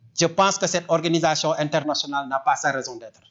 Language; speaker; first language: French; non-native, local second language; Wolof